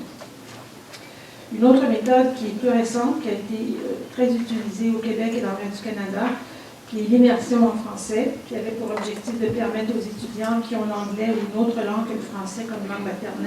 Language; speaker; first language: French; native; French